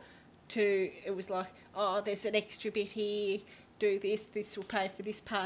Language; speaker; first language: English; native; English